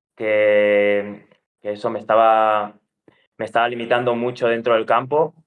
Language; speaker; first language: Spanish; native; Spanish